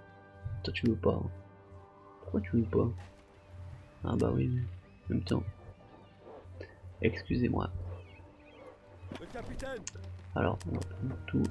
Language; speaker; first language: French; native; French